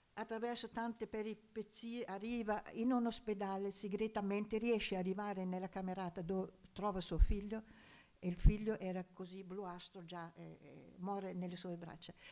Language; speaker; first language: Italian; non-native, fluent; German